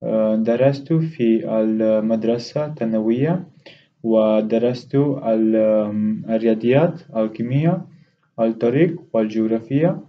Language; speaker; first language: Arabic; non-native, learner; Romanian